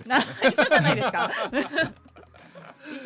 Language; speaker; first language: Japanese; native; Japanese